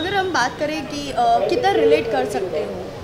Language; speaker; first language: Hindi; native; Hindi